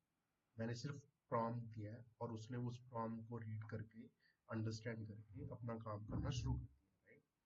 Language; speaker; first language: Hindi; non-native, local second language; Punjabi